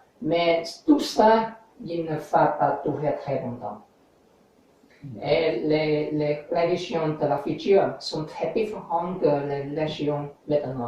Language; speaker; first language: French; non-native, fluent; English